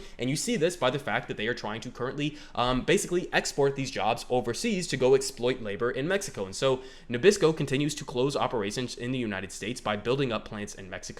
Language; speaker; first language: English; native; English